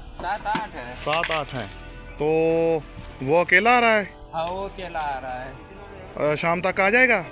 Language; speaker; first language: Hindi; non-native, local second language; Punjabi